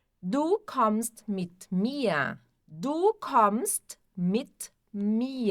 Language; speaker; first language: German; non-native, fluent; Portuguese